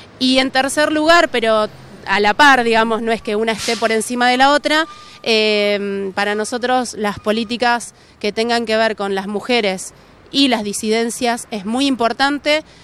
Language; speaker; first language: Spanish; native; Spanish